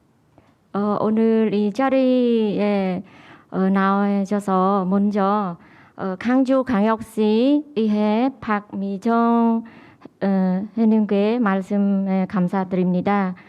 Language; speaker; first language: Korean; non-native, learner; Khmer